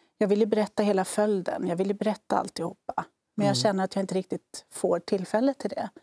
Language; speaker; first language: Swedish; native; Swedish